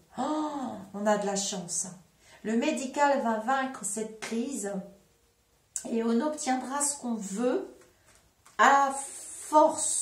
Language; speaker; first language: French; native; French